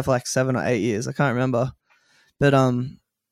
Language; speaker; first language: English; native; English